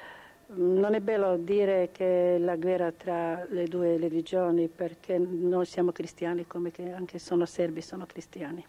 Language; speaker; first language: Italian; non-native, local second language; Croatian